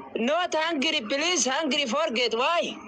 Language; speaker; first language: English; non-native, learner; Oromo